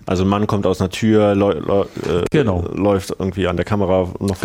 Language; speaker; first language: German; native; German